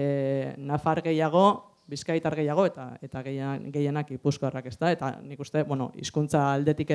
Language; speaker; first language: Basque; native; Basque